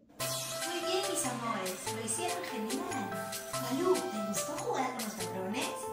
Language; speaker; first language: Spanish; native; Spanish